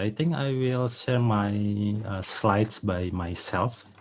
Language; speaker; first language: English; non-native, fluent; Indonesian